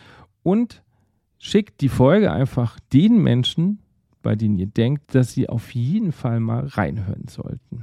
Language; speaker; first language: German; native; German